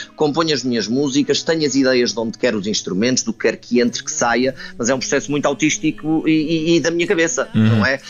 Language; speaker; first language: Portuguese; native; Portuguese